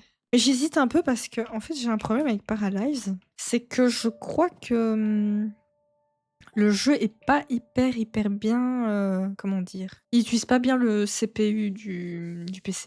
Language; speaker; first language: French; native; French